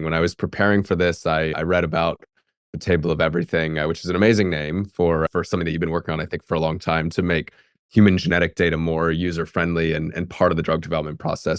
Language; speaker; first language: English; native; English